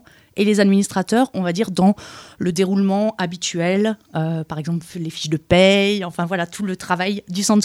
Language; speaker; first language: French; native; French